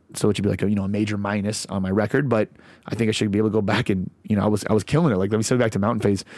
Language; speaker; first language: English; native; English